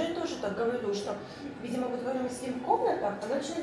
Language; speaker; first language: Russian; native; Russian